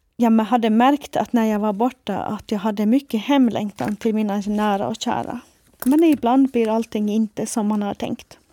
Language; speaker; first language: Swedish; non-native, fluent; Faroese